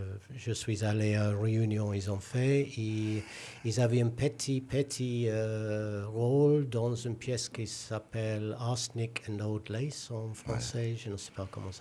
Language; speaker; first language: French; non-native, learner; English